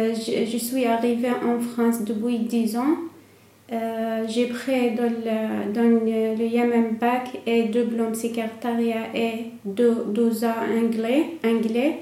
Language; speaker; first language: French; non-native, learner; Arabic